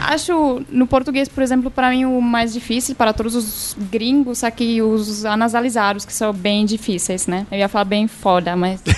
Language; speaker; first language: Portuguese; non-native, fluent; Czech